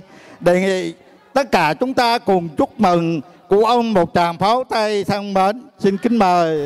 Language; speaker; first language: Vietnamese; native; Vietnamese